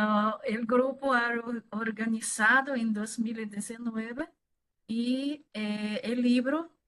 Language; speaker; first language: Spanish; non-native, fluent; Portuguese